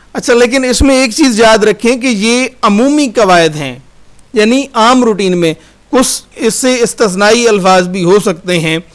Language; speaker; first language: Urdu; native; Urdu